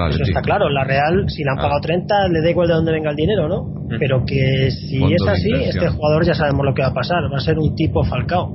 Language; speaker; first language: Spanish; native; Spanish